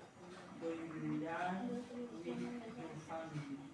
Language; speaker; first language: English; non-native, learner; Spanish